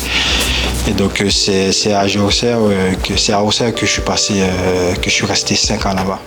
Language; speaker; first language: French; non-native, local second language; Haitian Creole